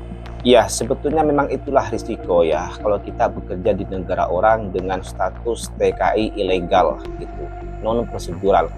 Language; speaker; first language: Indonesian; native; Indonesian